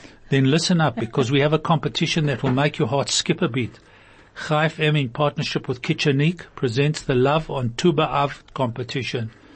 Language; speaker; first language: English; native; English